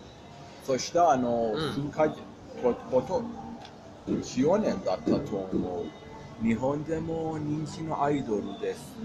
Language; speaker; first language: Japanese; non-native, fluent; Persian